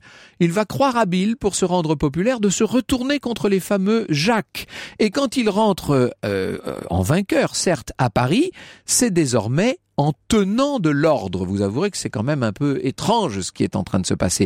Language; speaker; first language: French; native; French